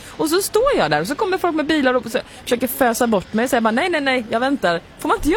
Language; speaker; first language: Swedish; native; Swedish